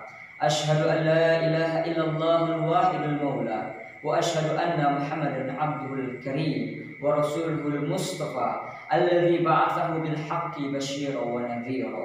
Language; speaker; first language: Arabic; non-native, learner; Indonesian